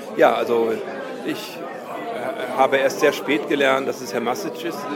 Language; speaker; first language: German; native; German